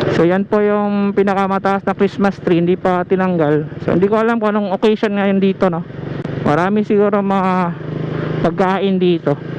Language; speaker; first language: Filipino; non-native, local second language; Cebuano